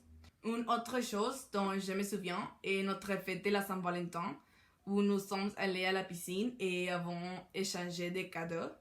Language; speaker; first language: French; non-native, learner; Spanish